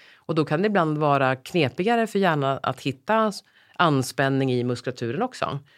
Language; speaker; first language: Swedish; native; Swedish